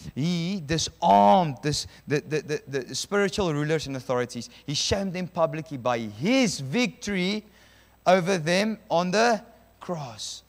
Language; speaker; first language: English; non-native, local second language; Afrikaans